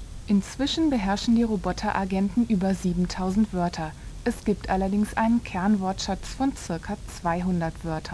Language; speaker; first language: German; native; German